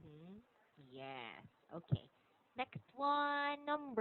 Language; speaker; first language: English; non-native, local second language; Filipino